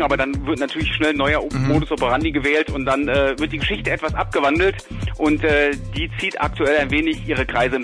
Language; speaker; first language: German; native; German